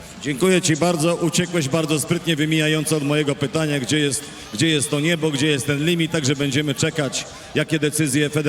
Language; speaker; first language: Polish; native; Polish